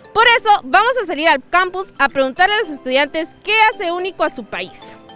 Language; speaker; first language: Spanish; native; Spanish